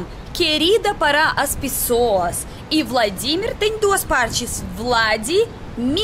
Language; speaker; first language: Portuguese; non-native, fluent; Russian